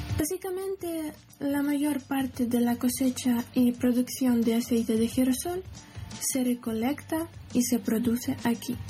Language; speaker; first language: Spanish; non-native, fluent; Ukrainian